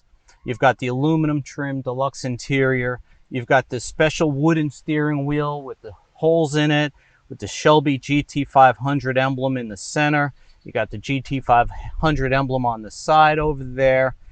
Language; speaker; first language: English; native; English